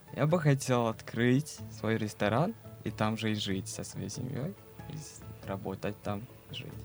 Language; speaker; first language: Russian; non-native, fluent; Mongolian